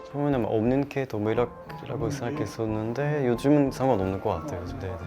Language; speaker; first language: Korean; non-native, fluent; German